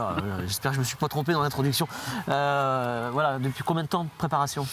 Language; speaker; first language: French; native; French